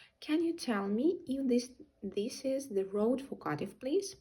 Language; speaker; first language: English; non-native, fluent; Ukrainian